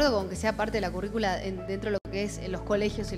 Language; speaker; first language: Spanish; native; Spanish